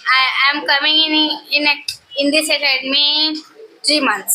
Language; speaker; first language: English; non-native, learner; Hindi